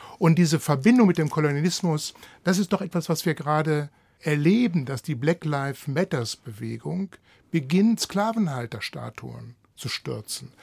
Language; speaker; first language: German; native; German